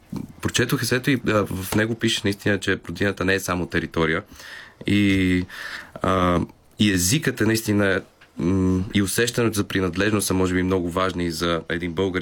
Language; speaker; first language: Bulgarian; native; Bulgarian